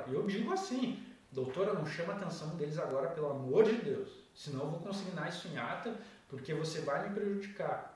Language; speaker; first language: Portuguese; native; Portuguese